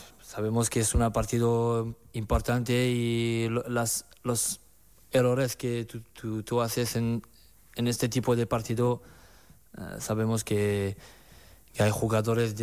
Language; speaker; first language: Spanish; non-native, learner; French